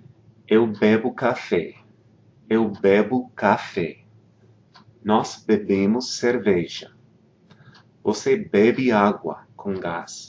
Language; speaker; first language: Portuguese; non-native, fluent; English